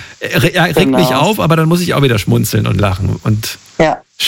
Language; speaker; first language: German; native; German